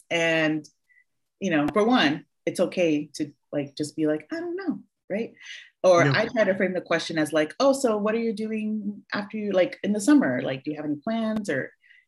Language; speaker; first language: English; early bilingual, other home language; Spanish